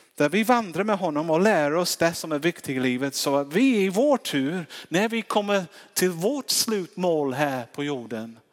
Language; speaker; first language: Swedish; non-native, fluent; English